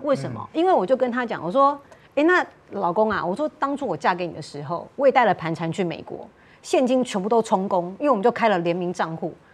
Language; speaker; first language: Chinese; native; Chinese